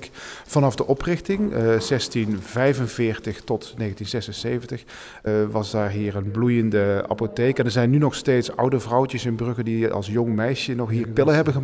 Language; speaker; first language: Dutch; native; Dutch